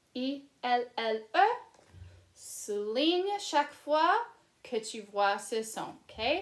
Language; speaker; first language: French; non-native, fluent; English